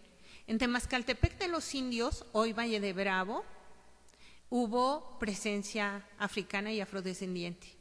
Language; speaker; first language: Spanish; native; Spanish